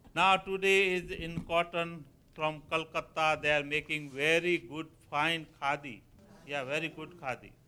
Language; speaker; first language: English; non-native, local second language; Kachhi